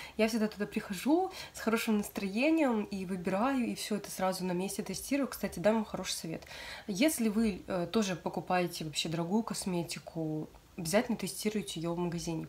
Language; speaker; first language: Russian; native; Russian